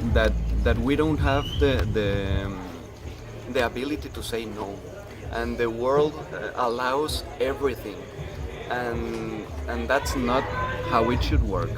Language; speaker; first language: English; non-native, fluent; Spanish